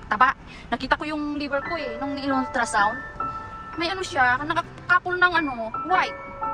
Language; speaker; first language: Filipino; non-native, local second language; Hiligaynon